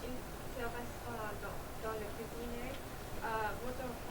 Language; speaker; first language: French; non-native, learner; English